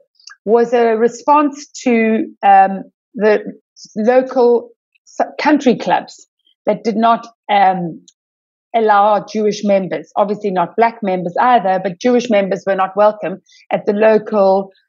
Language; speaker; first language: English; native; English